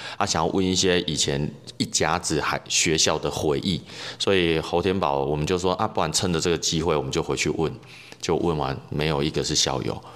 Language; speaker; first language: Chinese; native; Chinese